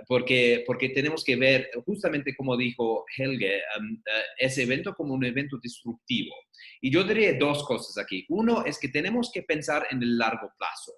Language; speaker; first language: Spanish; non-native, fluent; English